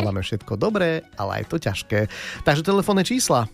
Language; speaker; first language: Slovak; native; Slovak